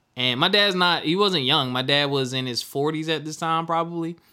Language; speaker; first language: English; native; English